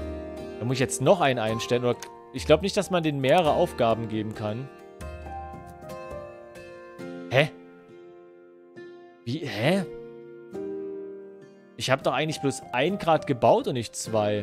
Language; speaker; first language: German; native; German